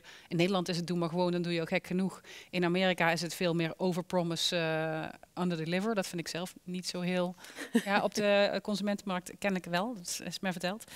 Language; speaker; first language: Dutch; native; Dutch